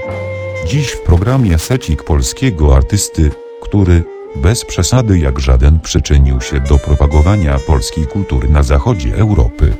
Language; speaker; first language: Polish; native; Polish